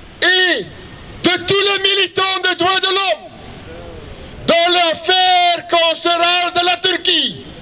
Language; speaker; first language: French; non-native, local second language; Dutch